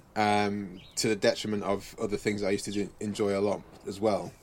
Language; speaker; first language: English; native; English